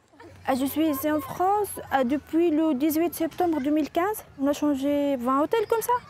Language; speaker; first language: French; non-native, fluent; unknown